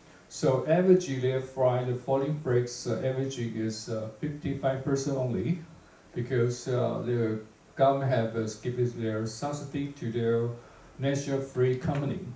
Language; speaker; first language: English; non-native, fluent; Chinese